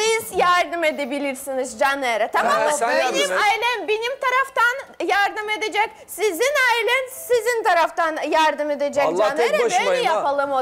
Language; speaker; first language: Turkish; non-native, learner; Russian